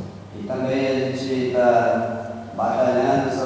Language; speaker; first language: Portuguese; non-native, local second language; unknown